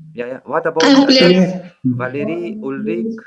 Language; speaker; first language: English; non-native, local second language; French